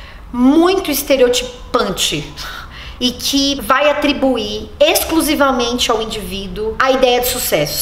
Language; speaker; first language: Portuguese; native; Portuguese